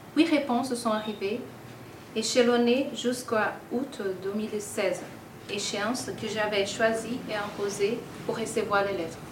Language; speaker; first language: French; non-native, fluent; Portuguese